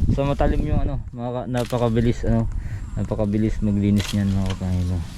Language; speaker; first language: Filipino; native; Filipino